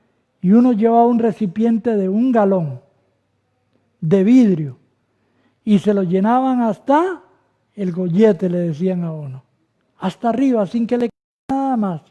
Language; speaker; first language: Spanish; native; Spanish